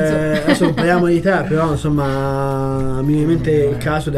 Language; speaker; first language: Italian; native; Italian